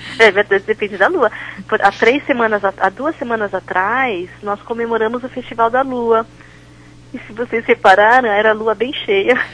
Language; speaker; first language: Portuguese; early bilingual, other home language; Chinese